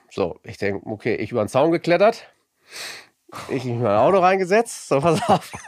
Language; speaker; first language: German; native; German